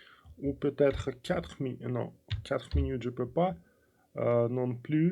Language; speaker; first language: French; non-native, fluent; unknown